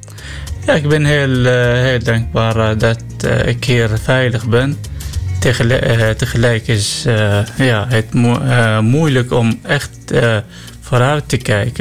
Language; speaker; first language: Dutch; non-native, learner; Arabic